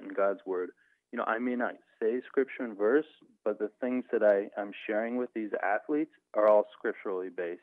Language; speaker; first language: English; native; English